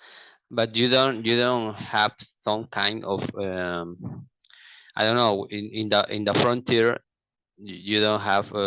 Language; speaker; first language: English; non-native, learner; Portuguese